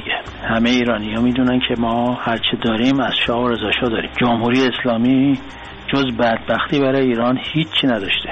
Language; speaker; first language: Persian; native; Persian